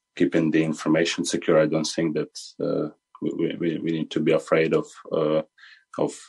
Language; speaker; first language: English; non-native, fluent; Ukrainian